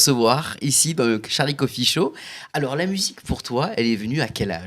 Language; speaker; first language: French; native; French